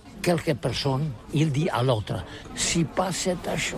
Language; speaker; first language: French; non-native, learner; Catalan